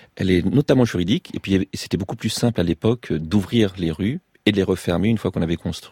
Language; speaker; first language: French; native; French